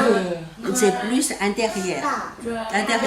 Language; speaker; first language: French; non-native, fluent; Chinese